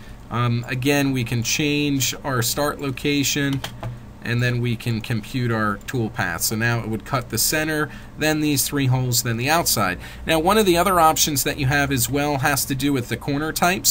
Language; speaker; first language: English; native; English